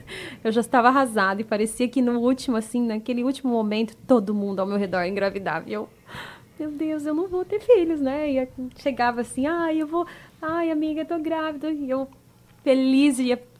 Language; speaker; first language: Portuguese; native; Portuguese